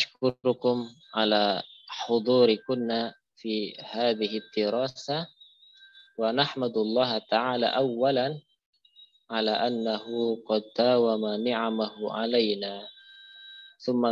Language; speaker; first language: Arabic; non-native, fluent; Indonesian